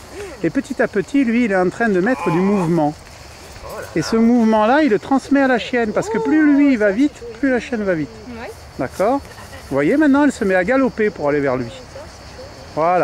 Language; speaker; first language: French; native; French